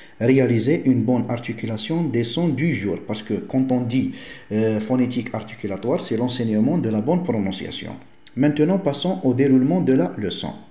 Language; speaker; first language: French; non-native, local second language; Arabic